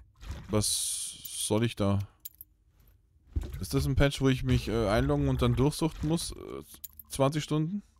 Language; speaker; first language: German; native; German